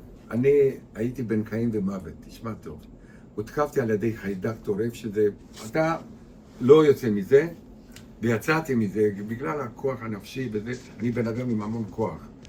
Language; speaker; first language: Hebrew; non-native, fluent; Romanian